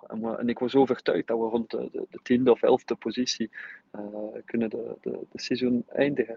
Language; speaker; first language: Dutch; non-native, fluent; English